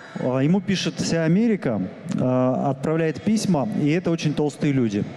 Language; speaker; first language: Russian; native; Russian